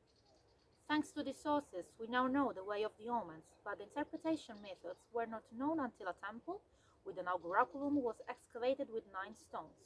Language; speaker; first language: English; non-native, fluent; Italian